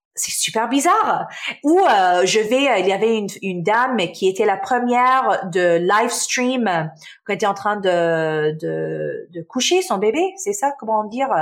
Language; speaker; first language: French; non-native, local second language; Arabic